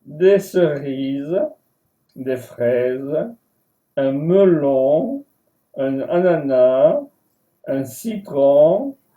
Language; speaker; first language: French; non-native, fluent; Spanish